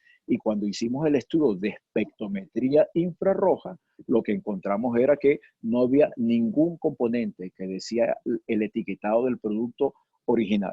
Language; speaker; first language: Spanish; native; Spanish